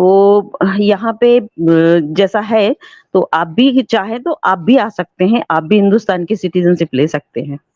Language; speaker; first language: Hindi; native; Hindi